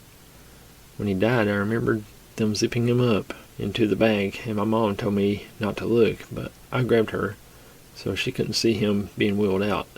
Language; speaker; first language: English; native; English